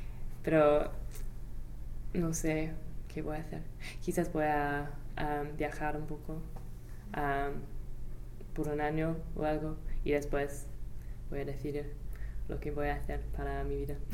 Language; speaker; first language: Spanish; non-native, fluent; English